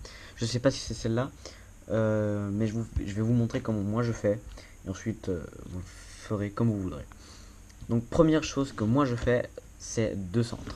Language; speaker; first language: French; native; French